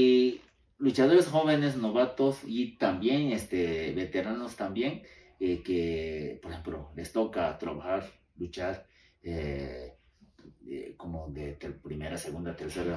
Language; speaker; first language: Spanish; non-native, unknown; Japanese